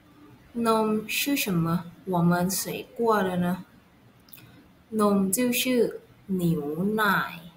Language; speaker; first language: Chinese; non-native, learner; Thai